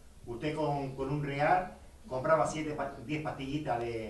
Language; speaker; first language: Spanish; native; Spanish